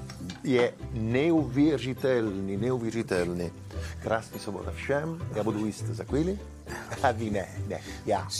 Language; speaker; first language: Czech; non-native, learner; Italian